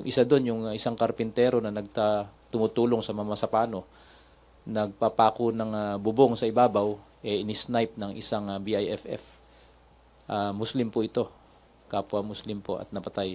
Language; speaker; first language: Filipino; native; Filipino